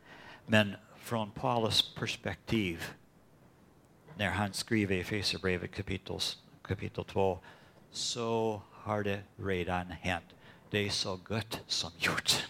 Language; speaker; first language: Swedish; non-native, fluent; English